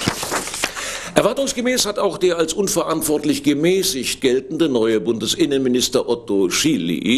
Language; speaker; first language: German; native; German